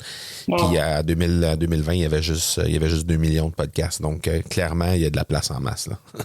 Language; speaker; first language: French; native; French